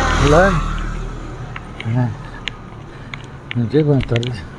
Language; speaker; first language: Spanish; native; Spanish